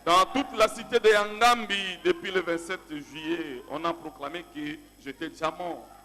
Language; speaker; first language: French; non-native, local second language; Lingala